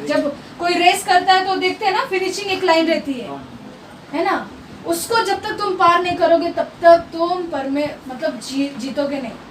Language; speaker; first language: Hindi; non-native, local second language; Marathi